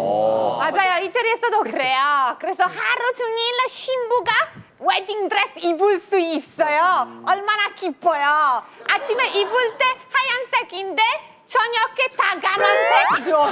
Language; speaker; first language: Korean; non-native, learner; Italian